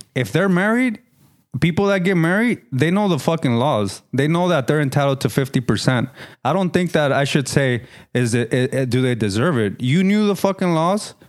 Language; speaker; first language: English; early bilingual, other home language; Spanish